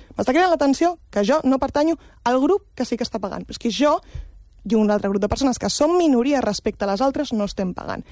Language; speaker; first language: Catalan; native; Catalan